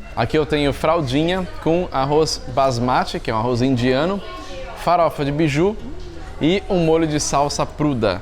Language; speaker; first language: Portuguese; native; Portuguese